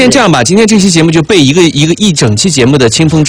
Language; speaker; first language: Chinese; native; Chinese